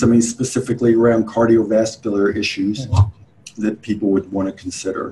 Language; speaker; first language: English; native; English